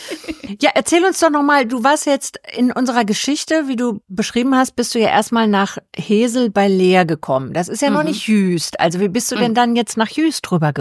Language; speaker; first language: German; native; German